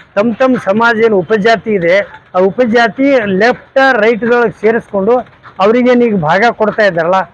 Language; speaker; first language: Kannada; non-native, local second language; Lambadi